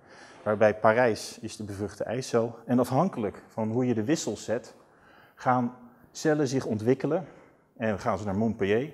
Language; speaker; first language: Dutch; native; Dutch